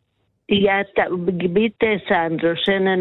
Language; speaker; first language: German; non-native, learner; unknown